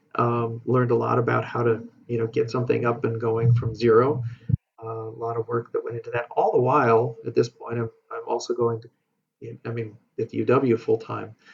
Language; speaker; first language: English; native; English